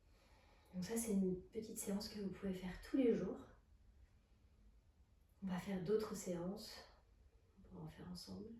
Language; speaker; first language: French; native; French